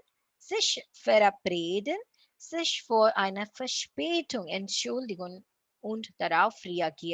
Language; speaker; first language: German; non-native, learner; Tamil